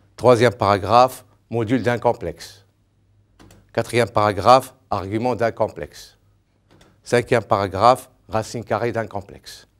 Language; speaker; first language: French; non-native, local second language; Arabic